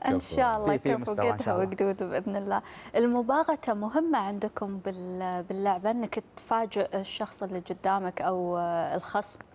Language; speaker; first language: Arabic; native; Arabic